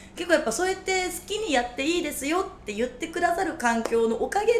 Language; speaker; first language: Japanese; native; Japanese